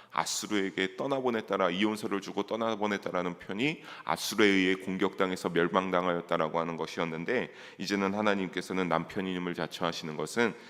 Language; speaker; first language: Korean; native; Korean